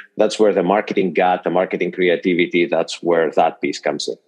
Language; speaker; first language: English; non-native, fluent; Greek